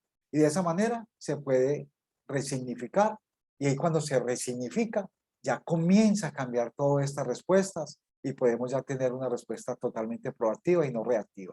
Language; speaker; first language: Spanish; native; Spanish